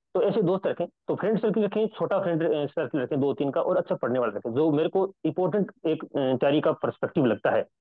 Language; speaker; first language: Hindi; native; Hindi